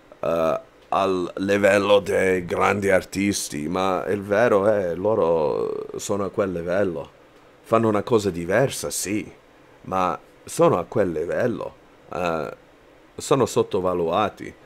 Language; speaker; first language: Italian; non-native, learner; English